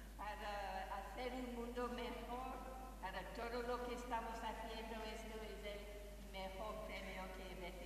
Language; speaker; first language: Spanish; non-native, fluent; English